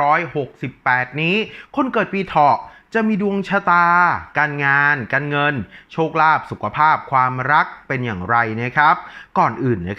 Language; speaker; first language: Thai; native; Thai